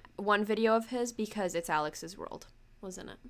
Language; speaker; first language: English; early bilingual, other home language; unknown